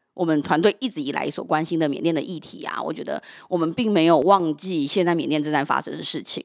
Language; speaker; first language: Chinese; native; Chinese